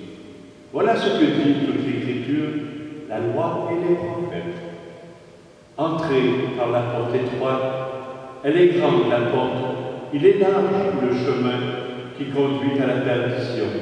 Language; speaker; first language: French; native; French